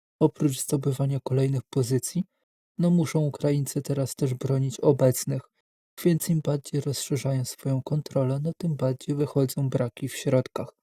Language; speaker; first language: Polish; native; Polish